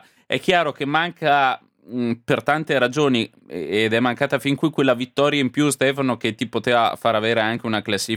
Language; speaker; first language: Italian; native; Italian